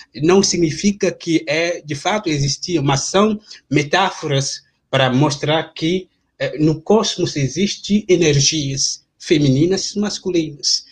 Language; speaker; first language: Portuguese; non-native, fluent; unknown